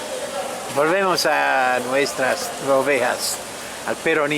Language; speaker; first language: Spanish; non-native, fluent; French